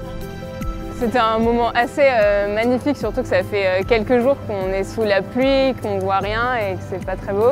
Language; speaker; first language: French; native; French